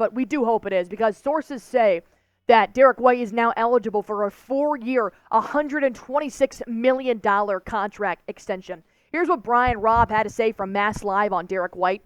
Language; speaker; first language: English; native; English